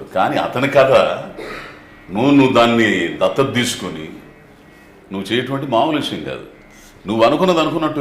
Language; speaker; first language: Telugu; native; Telugu